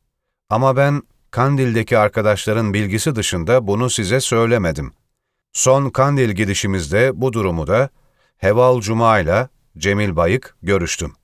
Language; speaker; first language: Turkish; native; Turkish